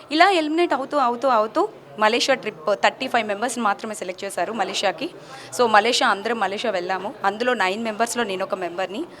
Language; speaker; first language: Telugu; native; Telugu